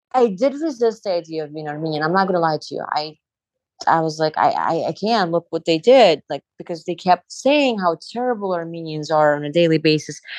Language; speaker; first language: English; non-native, fluent; Azerbaijani